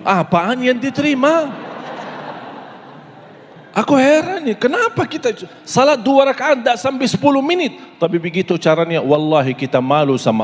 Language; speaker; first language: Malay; non-native, fluent; Arabic